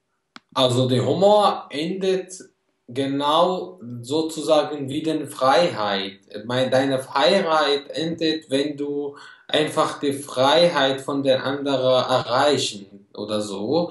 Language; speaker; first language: German; non-native, fluent; Arabic